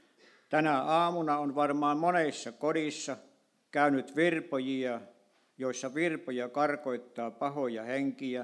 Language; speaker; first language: Finnish; native; Finnish